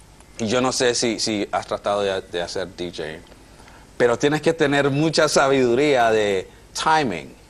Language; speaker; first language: Spanish; non-native, fluent; English